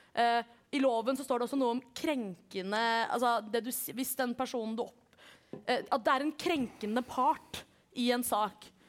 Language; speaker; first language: Norwegian; early bilingual, other home language; Kurdish